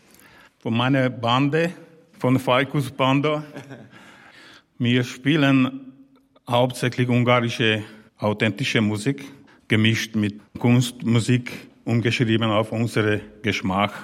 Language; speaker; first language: German; non-native, learner; Hungarian